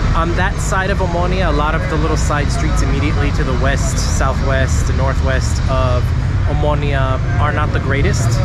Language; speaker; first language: English; early bilingual, other home language; Greek